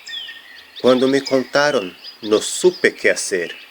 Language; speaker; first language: Spanish; non-native, fluent; Portuguese